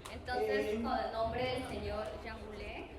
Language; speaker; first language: Spanish; native; Spanish